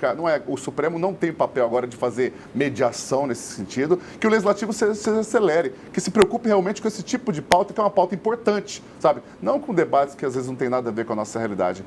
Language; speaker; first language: Portuguese; native; Portuguese